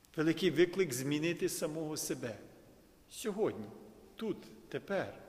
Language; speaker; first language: Ukrainian; early bilingual, heritage; Ukrainian